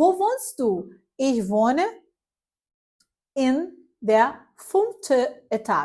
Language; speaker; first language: German; non-native, fluent; Portuguese